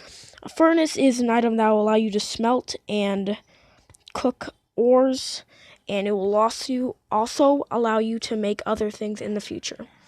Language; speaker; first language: English; native; English